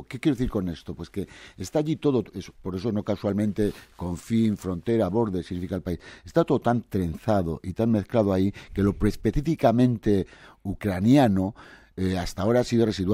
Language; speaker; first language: Spanish; native; Spanish